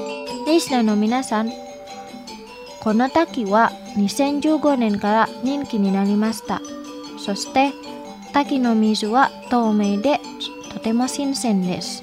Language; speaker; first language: Japanese; non-native, fluent; Indonesian